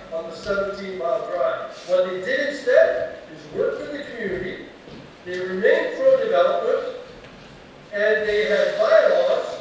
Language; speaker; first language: English; native; English